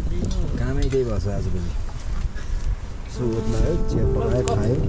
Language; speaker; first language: Nepali; native; Nepali